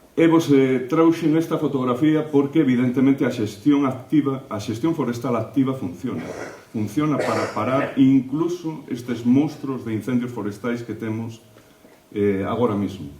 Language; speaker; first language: Galician; native; Galician